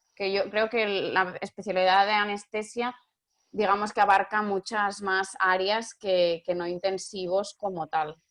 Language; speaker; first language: Spanish; native; Spanish